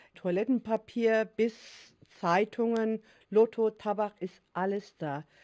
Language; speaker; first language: German; early bilingual, other home language; Turkish